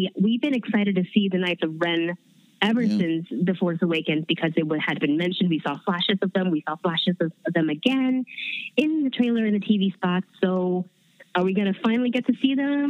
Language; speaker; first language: English; early bilingual, other home language; Chinese